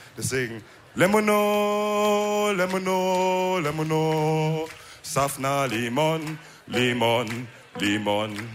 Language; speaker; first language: German; early bilingual, other home language; Wolof